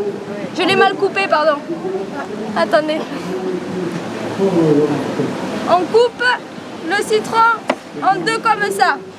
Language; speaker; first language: French; native; French